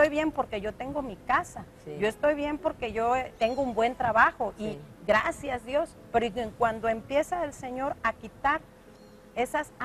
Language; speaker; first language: Spanish; native; Spanish